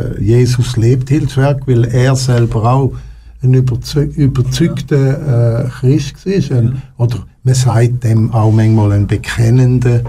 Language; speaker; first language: German; non-native, local second language; French